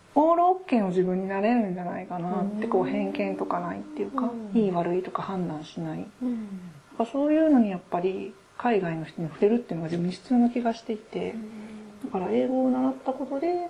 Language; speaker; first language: Japanese; native; Japanese